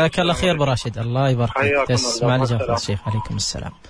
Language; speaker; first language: Arabic; native; Arabic